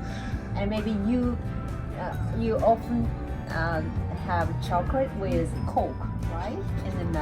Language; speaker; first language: English; non-native, learner; Japanese